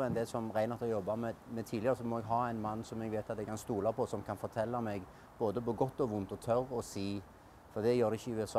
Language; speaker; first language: Norwegian; native; Norwegian